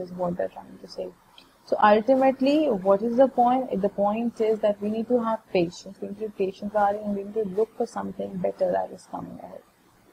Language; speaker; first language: English; non-native, local second language; Hindi